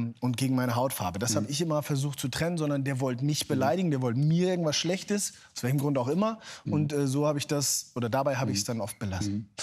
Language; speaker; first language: German; native; German